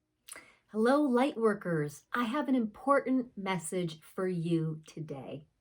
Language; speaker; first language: English; native; English